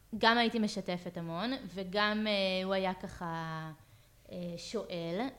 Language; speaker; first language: Hebrew; native; Hebrew